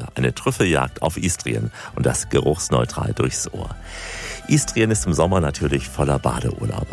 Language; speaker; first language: German; native; German